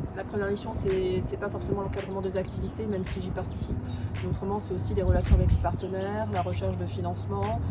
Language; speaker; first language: French; native; French